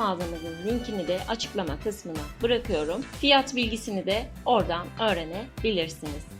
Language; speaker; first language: Turkish; native; Turkish